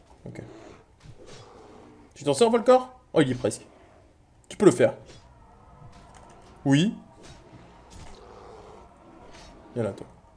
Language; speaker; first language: French; native; French